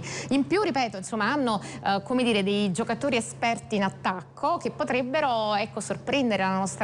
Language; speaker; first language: Italian; native; Italian